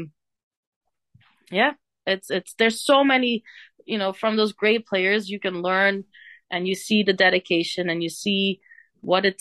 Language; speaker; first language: English; non-native, fluent; Dutch